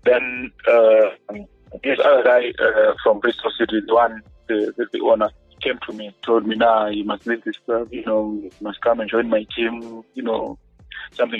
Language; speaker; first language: English; non-native, local second language; Shona